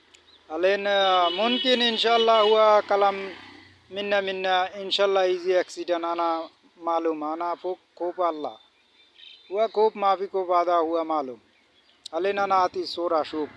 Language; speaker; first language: Arabic; non-native, learner; Bangla